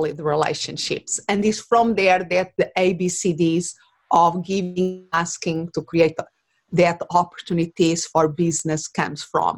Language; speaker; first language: English; non-native, fluent; Portuguese